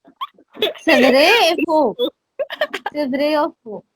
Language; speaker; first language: French; non-native, fluent; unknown